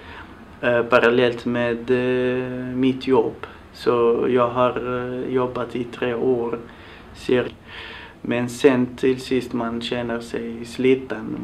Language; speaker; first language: Swedish; non-native, fluent; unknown